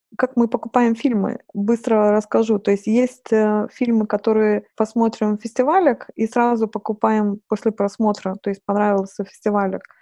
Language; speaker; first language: Russian; non-native, fluent; Lithuanian